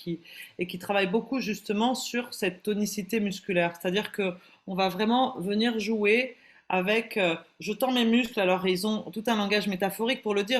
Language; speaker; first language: French; native; French